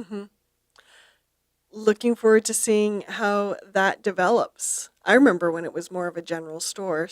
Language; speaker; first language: English; native; English